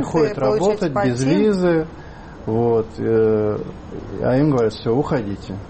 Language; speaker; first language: Russian; native; Russian